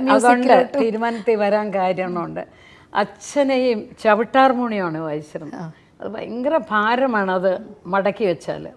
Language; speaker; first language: Malayalam; native; Malayalam